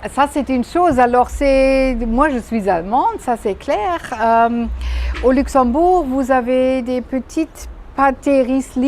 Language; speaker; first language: French; non-native, fluent; German